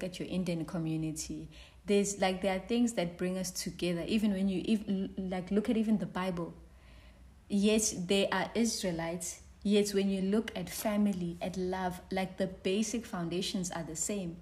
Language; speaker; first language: English; non-native, local second language; Zulu